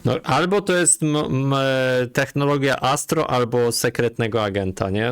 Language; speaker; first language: Polish; native; Polish